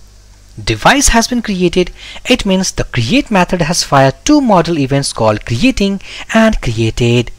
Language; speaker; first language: English; non-native, local second language; Hindi